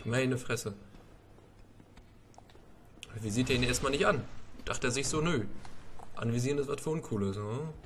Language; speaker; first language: German; native; German